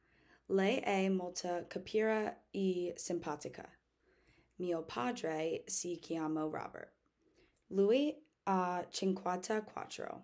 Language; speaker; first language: Italian; non-native, learner; English